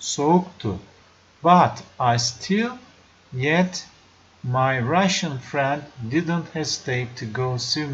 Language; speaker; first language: English; non-native, fluent; Turkish